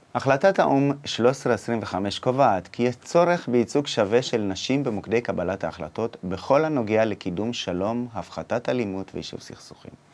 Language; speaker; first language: Hebrew; native; Hebrew